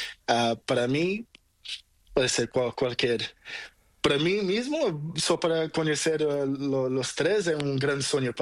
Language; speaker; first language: Spanish; non-native, learner; Portuguese